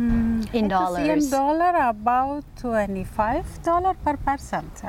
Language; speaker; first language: English; non-native, fluent; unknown